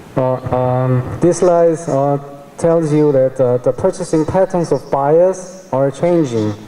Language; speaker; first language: English; non-native, fluent; Korean